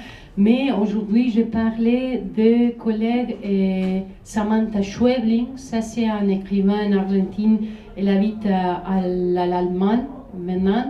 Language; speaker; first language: French; non-native, fluent; Spanish